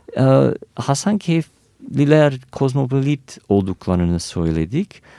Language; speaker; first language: Turkish; non-native, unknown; English